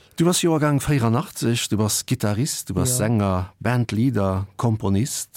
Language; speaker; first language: Luxembourgish; native; Luxembourgish